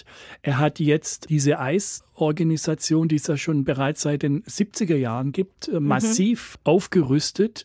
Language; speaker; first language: German; native; German